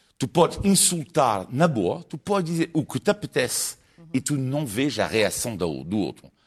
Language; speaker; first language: Portuguese; non-native, fluent; French